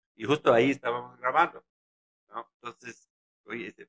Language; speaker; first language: Spanish; non-native, fluent; German